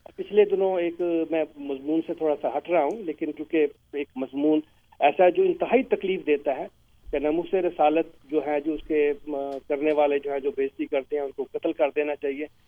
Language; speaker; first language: Urdu; native; Urdu